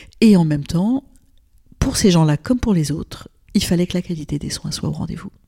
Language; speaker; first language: French; non-native, local second language; Arabic